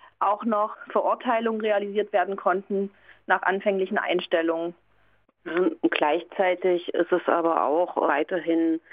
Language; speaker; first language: German; native; German